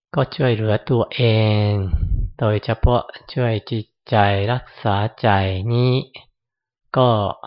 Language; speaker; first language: Thai; non-native, fluent; Japanese